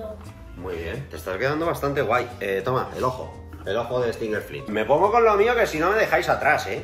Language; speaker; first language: Spanish; native; Spanish